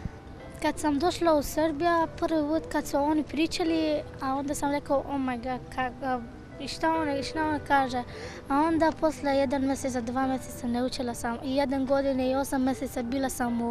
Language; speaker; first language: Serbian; non-native, learner; Persian